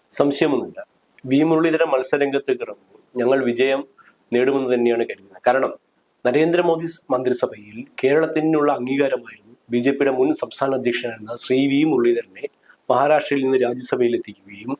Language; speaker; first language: Malayalam; native; Malayalam